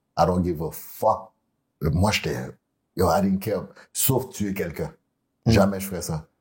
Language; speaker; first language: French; early bilingual, other home language; Haitian Creole